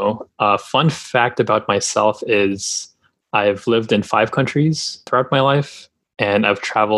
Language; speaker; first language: English; non-native, local second language; Filipino